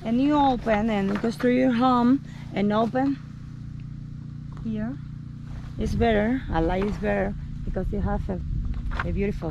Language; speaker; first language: English; non-native, learner; Spanish